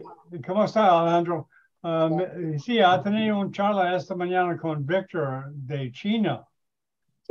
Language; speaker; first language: Spanish; non-native, learner; English